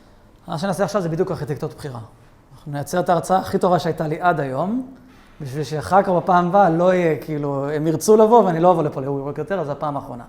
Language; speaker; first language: Hebrew; native; Hebrew